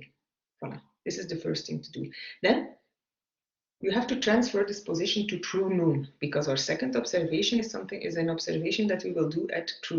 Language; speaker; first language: English; non-native, fluent; Dutch